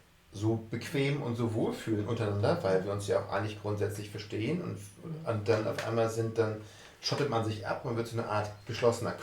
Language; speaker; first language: German; non-native, fluent; English